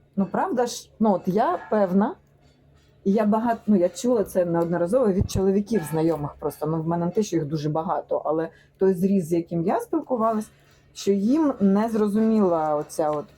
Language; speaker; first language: Ukrainian; non-native, local second language; Russian